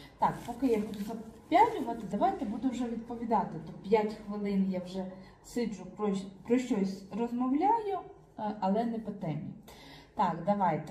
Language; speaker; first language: Ukrainian; native; Ukrainian